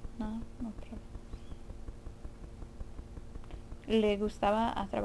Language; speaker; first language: Spanish; early bilingual, heritage; Spanish